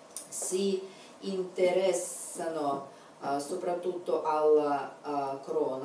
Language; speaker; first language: Italian; non-native, learner; Russian